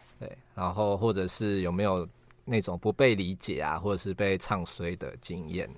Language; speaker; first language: Chinese; native; Chinese